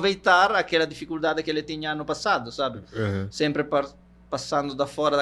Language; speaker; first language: Portuguese; non-native, fluent; Italian